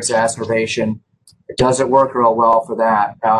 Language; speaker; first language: English; native; English